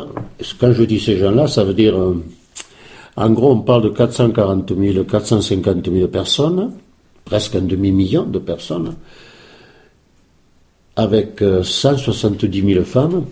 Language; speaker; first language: French; early bilingual, other home language; Spanish